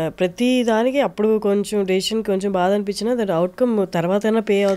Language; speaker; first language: Telugu; native; Telugu